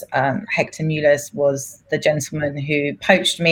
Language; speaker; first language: English; non-native, local second language; Greek